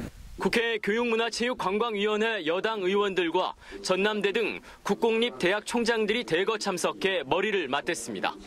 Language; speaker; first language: Korean; native; Korean